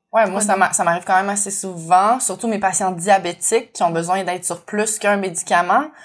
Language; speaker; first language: French; native; French